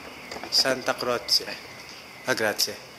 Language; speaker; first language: Italian; non-native, learner; Filipino